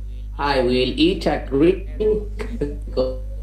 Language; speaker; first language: English; non-native, fluent; Bangla